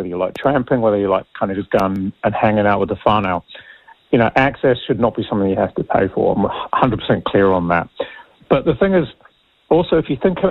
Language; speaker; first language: English; native; English